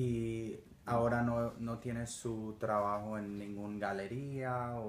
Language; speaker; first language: Spanish; early bilingual, heritage; Spanish